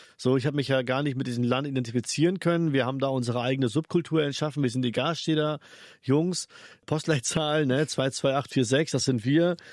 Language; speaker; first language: German; early bilingual, other home language; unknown